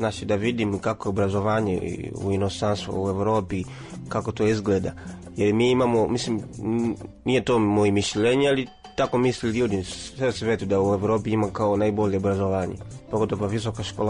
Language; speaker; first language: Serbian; non-native, fluent; Swahili